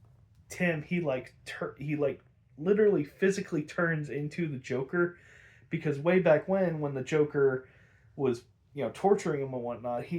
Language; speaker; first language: English; native; English